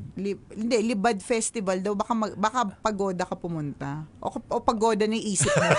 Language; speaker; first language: Filipino; native; Filipino